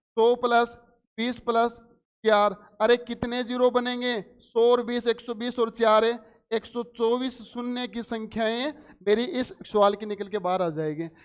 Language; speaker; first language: Hindi; native; Hindi